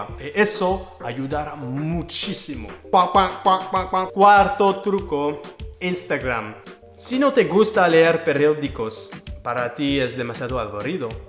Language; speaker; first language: Spanish; non-native, learner; French